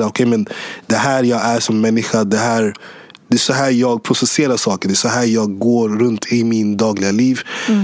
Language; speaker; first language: Swedish; early bilingual, other home language; English